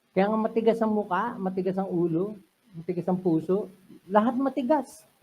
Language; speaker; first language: Filipino; non-native, local second language; Iloko